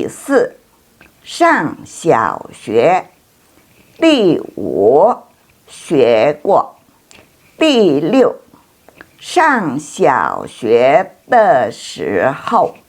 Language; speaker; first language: Chinese; non-native, fluent; Indonesian